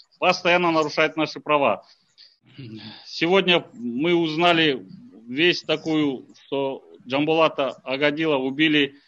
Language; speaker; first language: Russian; non-native, local second language; Kazakh